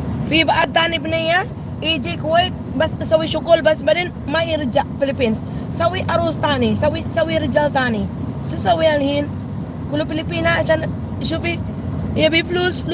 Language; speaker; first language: Arabic; non-native, learner; Hiligaynon